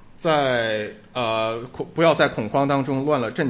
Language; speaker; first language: Chinese; non-native, local second language; Cantonese